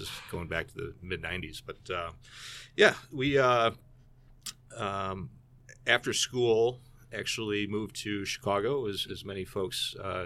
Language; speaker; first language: English; native; English